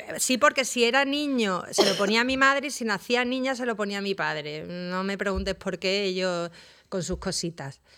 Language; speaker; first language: Spanish; native; Spanish